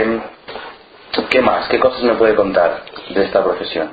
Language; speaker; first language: Spanish; native; Spanish